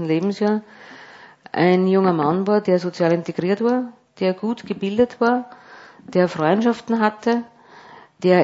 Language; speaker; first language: German; native; German